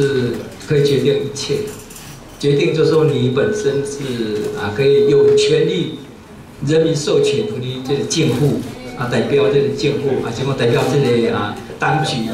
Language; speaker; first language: Chinese; non-native, local second language; Min Nan Chinese